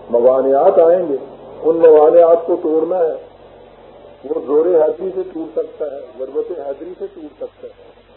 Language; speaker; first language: Urdu; native; Urdu